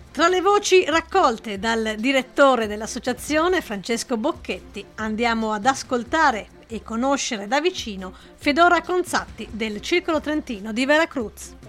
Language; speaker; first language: Italian; native; Italian